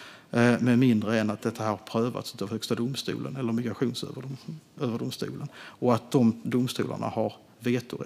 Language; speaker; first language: Swedish; native; Swedish